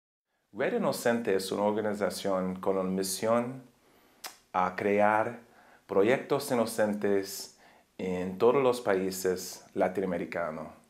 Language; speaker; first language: Spanish; non-native, learner; English